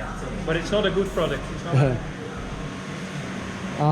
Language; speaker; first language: English; non-native, fluent; Dutch